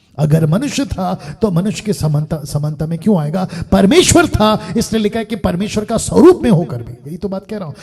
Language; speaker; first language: Hindi; non-native, local second language; Telugu